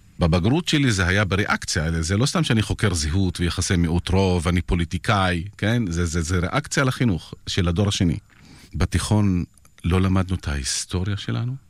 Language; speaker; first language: Hebrew; non-native, local second language; Arabic